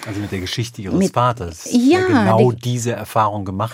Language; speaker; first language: German; native; German